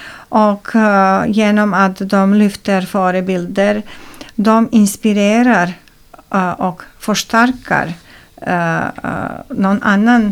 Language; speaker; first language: Swedish; non-native, fluent; Serbian